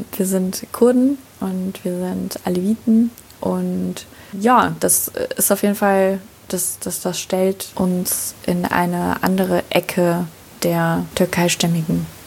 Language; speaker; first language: German; native; German